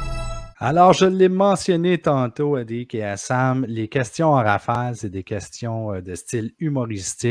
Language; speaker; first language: French; native; French